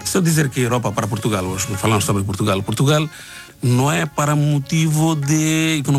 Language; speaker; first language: Portuguese; non-native, learner; Bangla